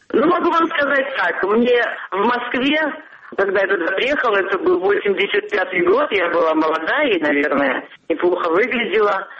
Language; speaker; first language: Russian; non-native, local second language; Ossetic